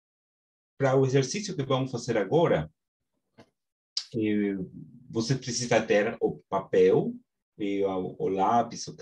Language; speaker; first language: Portuguese; non-native, fluent; Spanish